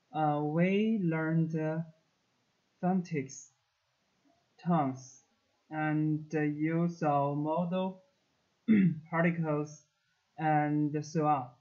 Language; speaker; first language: English; non-native, learner; Chinese